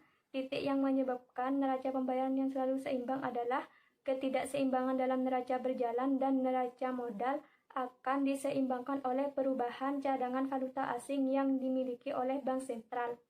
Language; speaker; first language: Indonesian; native; Indonesian